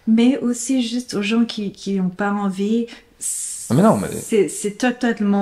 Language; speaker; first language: French; non-native, fluent; English